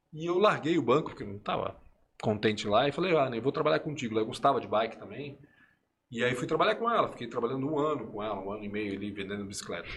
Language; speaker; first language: Portuguese; early bilingual, other home language; Spanish